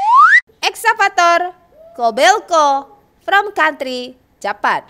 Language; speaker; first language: English; non-native, learner; Indonesian